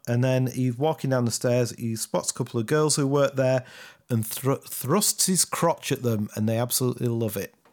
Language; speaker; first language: English; native; English